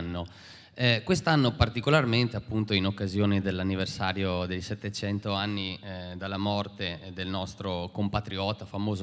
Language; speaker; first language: Italian; native; Italian